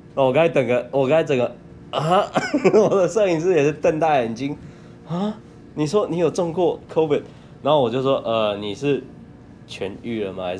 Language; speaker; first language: Chinese; native; Chinese